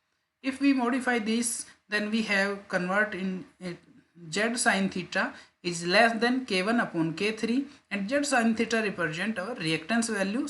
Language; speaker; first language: English; non-native, local second language; Hindi